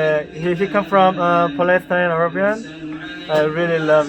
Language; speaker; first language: English; non-native, learner; Korean